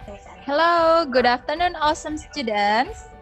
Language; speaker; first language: English; non-native, fluent; Indonesian